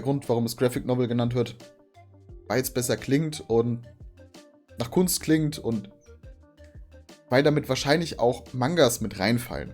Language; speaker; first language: German; native; German